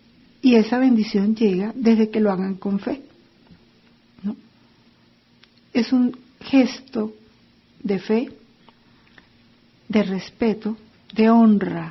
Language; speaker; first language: Spanish; native; Spanish